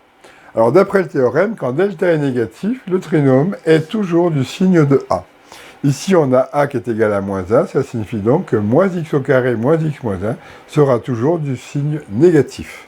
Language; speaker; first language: French; native; French